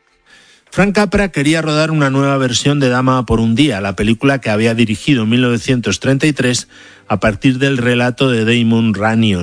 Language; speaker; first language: Spanish; native; Spanish